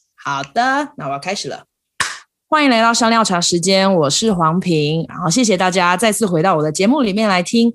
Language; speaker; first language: Chinese; native; Chinese